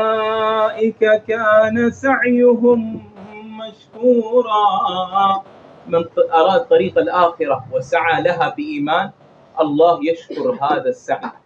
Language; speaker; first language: Arabic; native; Arabic